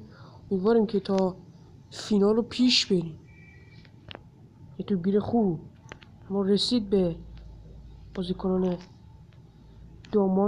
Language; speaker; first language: Persian; native; Persian